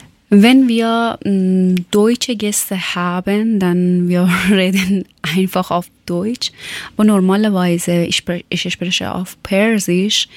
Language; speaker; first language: German; non-native, learner; Persian